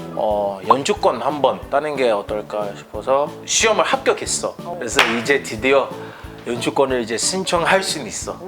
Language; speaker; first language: Korean; non-native, fluent; Akan